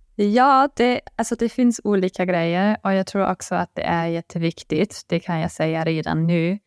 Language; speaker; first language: Swedish; non-native, fluent; German